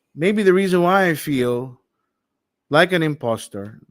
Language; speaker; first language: English; non-native, local second language; Filipino